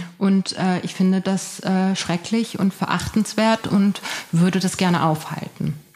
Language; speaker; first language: German; early bilingual, other home language; Persian